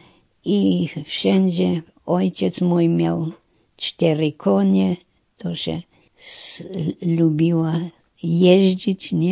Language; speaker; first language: Polish; non-native, local second language; German